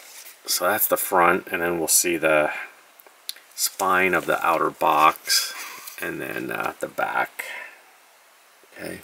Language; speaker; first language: English; native; English